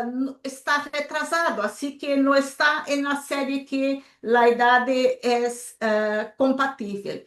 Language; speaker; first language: Spanish; non-native, local second language; Portuguese